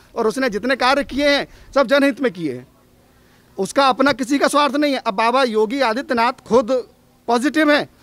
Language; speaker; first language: Hindi; native; Hindi